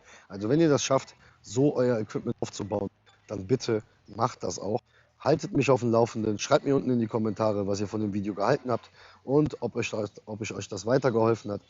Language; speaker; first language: German; native; German